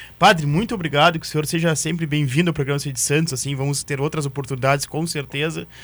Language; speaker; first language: Portuguese; native; Portuguese